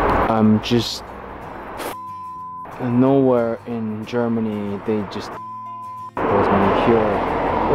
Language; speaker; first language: English; non-native, fluent; Japanese